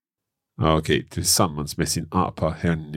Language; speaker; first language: Swedish; non-native, learner; English